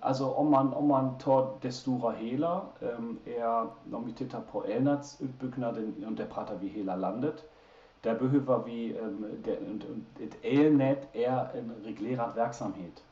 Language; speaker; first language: Swedish; non-native, fluent; German